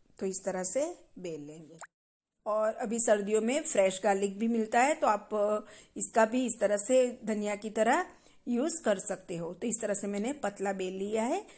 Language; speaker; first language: Hindi; non-native, local second language; Gujarati